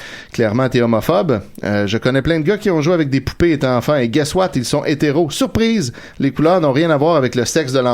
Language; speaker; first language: French; native; French